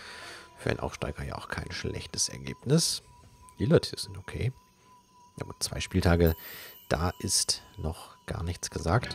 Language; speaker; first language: German; native; German